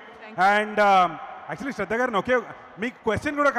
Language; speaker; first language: Telugu; native; Telugu